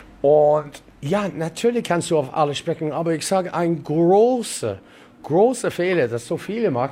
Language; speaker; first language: German; non-native, learner; English